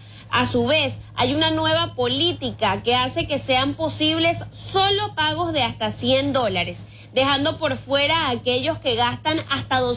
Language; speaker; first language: Spanish; native; Spanish